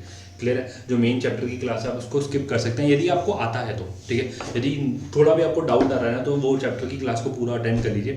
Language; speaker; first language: Hindi; native; Hindi